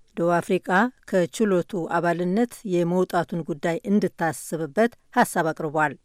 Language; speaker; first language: Amharic; native; Amharic